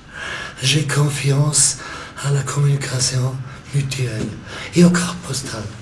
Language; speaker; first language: French; non-native, local second language; German